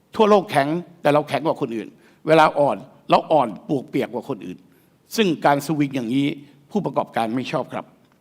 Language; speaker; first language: Thai; native; Thai